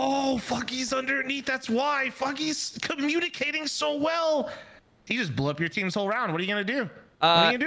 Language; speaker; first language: English; native; English